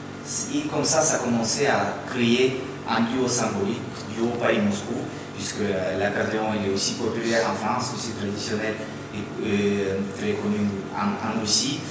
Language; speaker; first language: French; non-native, fluent; Russian